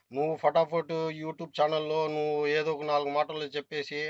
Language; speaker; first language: Telugu; non-native, local second language; Urdu